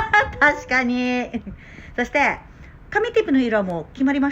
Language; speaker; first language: Japanese; non-native, learner; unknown